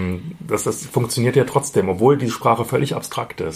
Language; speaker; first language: German; native; German